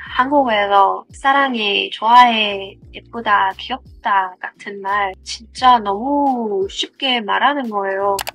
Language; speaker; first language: Korean; non-native, learner; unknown